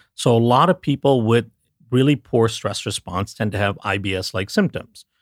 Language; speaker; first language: English; non-native, local second language; Tamil